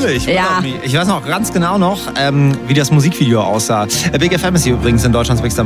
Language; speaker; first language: German; native; German